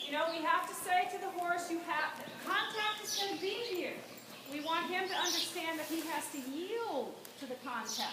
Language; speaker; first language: English; native; English